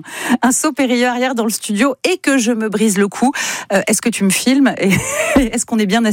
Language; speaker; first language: French; native; French